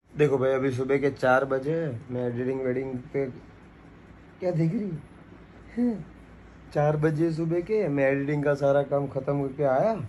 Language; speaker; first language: Hindi; non-native, local second language; Gujarati